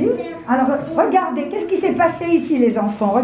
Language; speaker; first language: French; non-native, local second language; Arabic